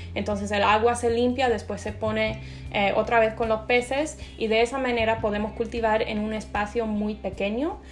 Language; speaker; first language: Spanish; non-native, fluent; English